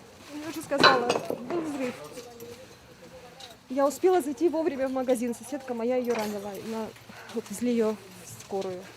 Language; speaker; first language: Russian; native; Russian